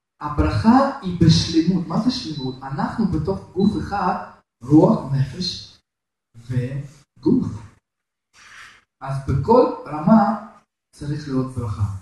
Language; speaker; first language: Hebrew; non-native, fluent; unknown